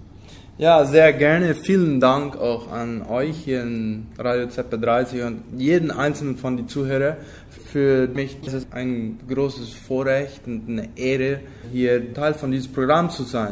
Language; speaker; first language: German; non-native, local second language; Low German